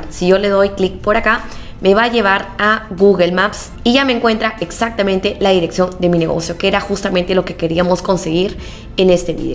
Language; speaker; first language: Spanish; native; Spanish